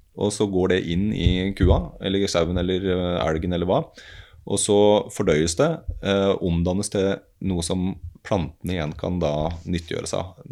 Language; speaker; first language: Norwegian; native; Norwegian